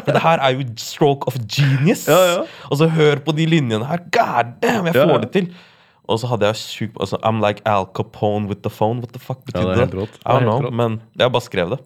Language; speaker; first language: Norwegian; native; Norwegian